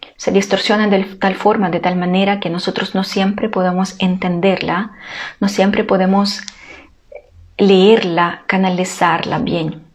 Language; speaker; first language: Spanish; non-native, fluent; Ukrainian